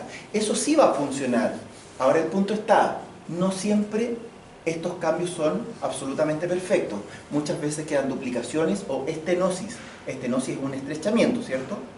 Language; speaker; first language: Spanish; native; Spanish